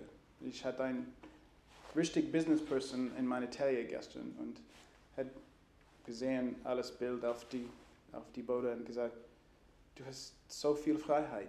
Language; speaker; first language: German; non-native, learner; English